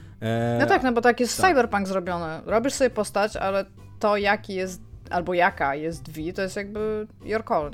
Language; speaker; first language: Polish; native; Polish